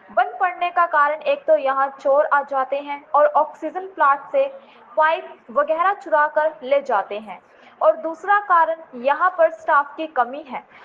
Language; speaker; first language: Hindi; non-native, local second language; Punjabi